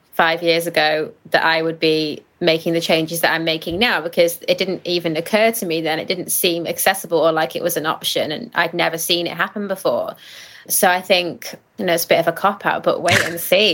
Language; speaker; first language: English; native; English